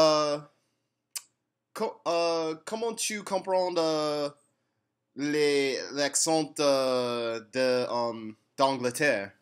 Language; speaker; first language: French; non-native, learner; English